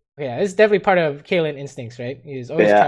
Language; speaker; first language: English; native; English